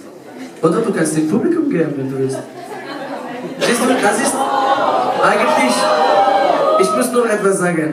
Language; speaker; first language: German; non-native, fluent; French